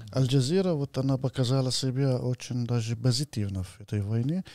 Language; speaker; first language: Russian; non-native, fluent; Arabic